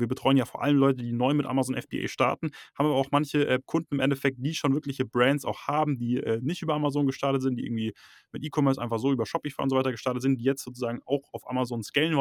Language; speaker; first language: German; native; German